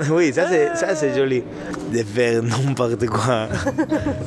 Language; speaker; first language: French; non-native, learner; Spanish